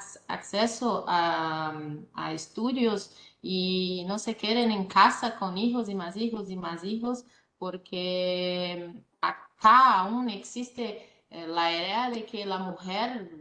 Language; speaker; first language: Spanish; non-native, fluent; Portuguese